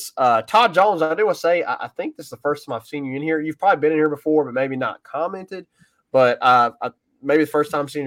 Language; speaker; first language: English; native; English